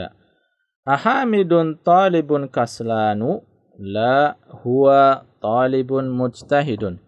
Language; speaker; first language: Arabic; non-native, fluent; Indonesian